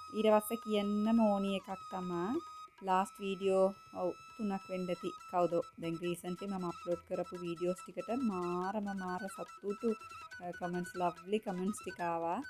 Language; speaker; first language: Sinhala; non-native, local second language; Tamil